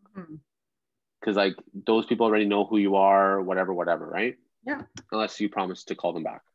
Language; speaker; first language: English; native; English